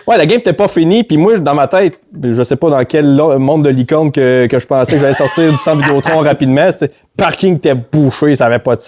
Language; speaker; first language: French; native; French